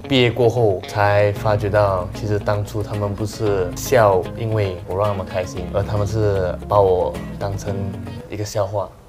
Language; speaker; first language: Chinese; native; Chinese